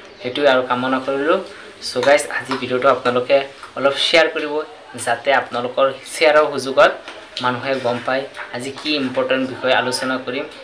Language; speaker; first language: Assamese; native; Assamese